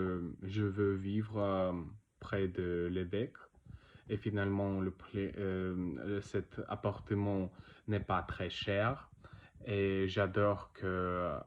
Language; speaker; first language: French; non-native, learner; Russian